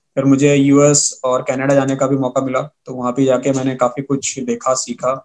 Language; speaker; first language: Hindi; native; Hindi